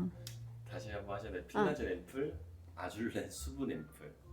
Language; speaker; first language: Korean; native; Korean